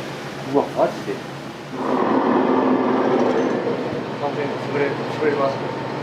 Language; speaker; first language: Japanese; native; Japanese